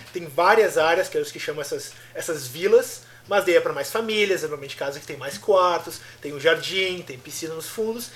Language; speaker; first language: Portuguese; native; Portuguese